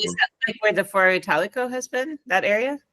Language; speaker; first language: English; non-native, fluent; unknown